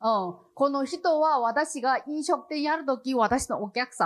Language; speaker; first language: Japanese; non-native, learner; Chinese